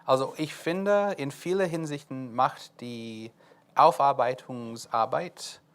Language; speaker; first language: German; non-native, fluent; English